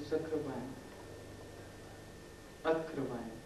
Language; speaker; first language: Russian; non-native, learner; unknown